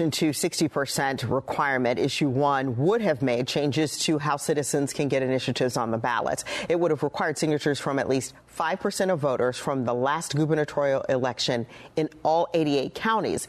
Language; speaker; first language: English; non-native, fluent; Spanish